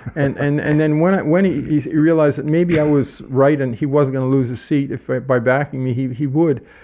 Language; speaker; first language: English; native; English